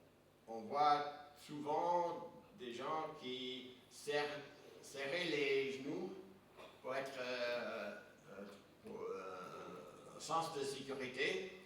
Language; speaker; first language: French; non-native, fluent; English